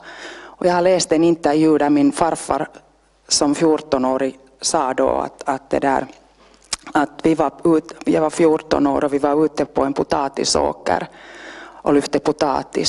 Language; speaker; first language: Swedish; native; Swedish